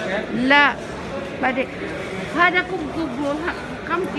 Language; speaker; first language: Arabic; non-native, learner; Filipino